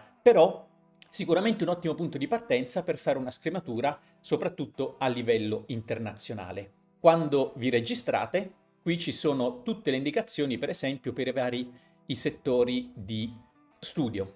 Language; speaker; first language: Italian; native; Italian